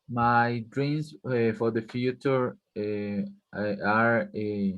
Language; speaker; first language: English; non-native, learner; Spanish